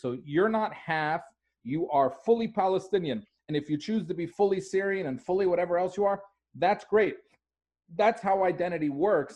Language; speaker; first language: English; native; English